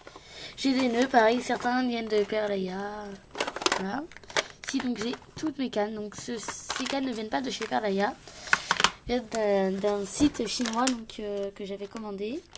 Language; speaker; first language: French; native; French